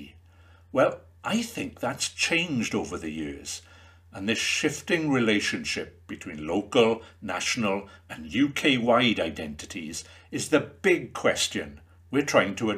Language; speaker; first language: English; native; English